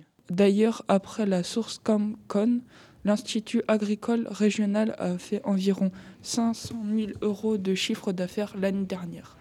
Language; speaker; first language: French; native; French